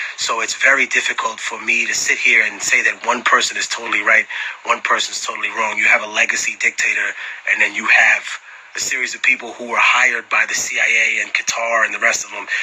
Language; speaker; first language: English; early bilingual, other home language; Spanish